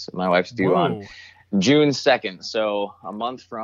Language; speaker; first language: English; native; English